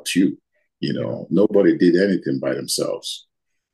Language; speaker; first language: English; non-native, local second language; Igbo